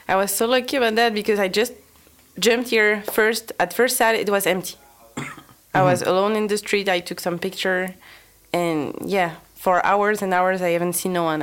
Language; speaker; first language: English; non-native, fluent; French